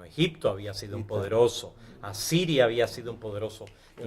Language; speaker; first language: Spanish; native; Spanish